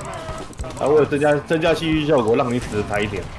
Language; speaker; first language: Chinese; native; Chinese